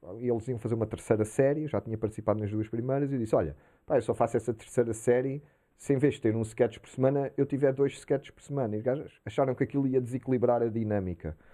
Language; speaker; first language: Portuguese; early bilingual, heritage; Portuguese